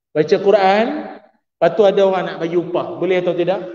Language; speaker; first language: Malay; native; Malay